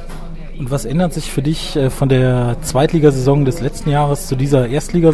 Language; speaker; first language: German; native; German